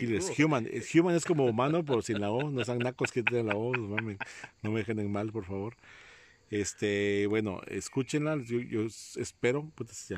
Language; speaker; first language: Spanish; native; Spanish